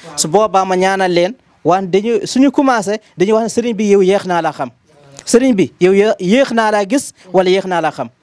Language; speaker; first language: Wolof; non-native, local second language; Fula